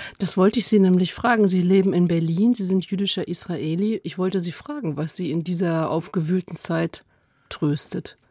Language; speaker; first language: German; native; German